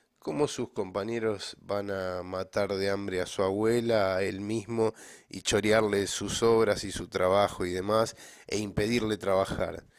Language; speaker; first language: Spanish; native; Spanish